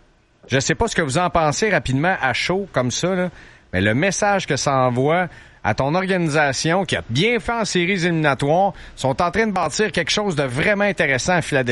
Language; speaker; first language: French; native; French